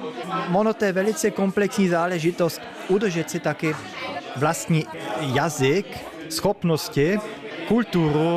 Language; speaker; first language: Czech; early bilingual, heritage; Czech